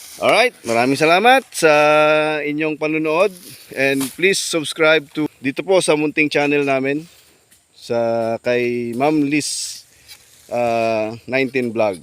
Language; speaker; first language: Filipino; native; Filipino